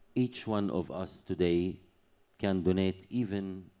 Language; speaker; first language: English; non-native, fluent; Arabic